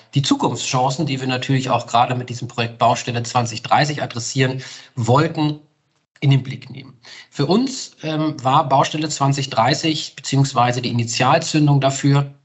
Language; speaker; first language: German; native; German